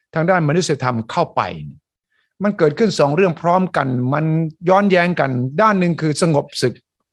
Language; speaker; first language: Thai; native; Thai